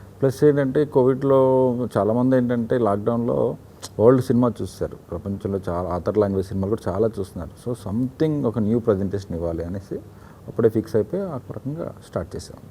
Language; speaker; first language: Telugu; native; Telugu